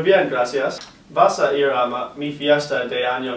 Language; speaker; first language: Spanish; non-native, learner; English